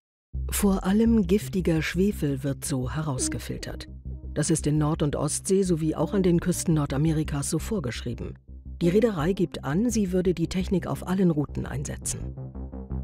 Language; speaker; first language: German; native; German